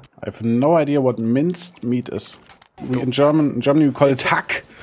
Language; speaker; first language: English; non-native, fluent; German